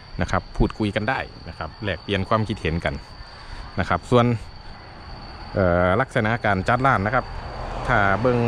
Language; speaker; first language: Thai; non-native, local second language; Lao